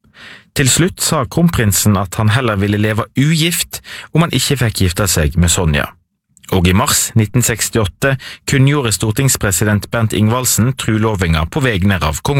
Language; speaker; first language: Norwegian; native; Norwegian